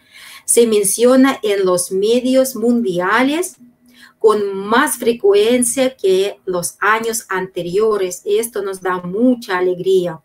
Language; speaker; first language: Spanish; non-native, fluent; Russian